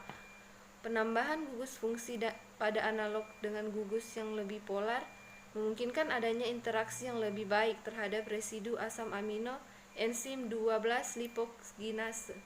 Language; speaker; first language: Indonesian; native; Indonesian